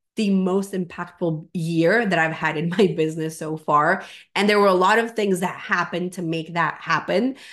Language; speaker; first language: English; non-native, fluent; Spanish